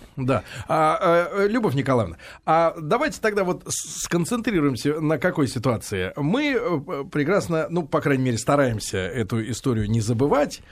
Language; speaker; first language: Russian; native; Russian